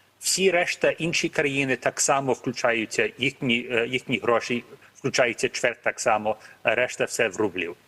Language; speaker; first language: Ukrainian; early bilingual, heritage; Ukrainian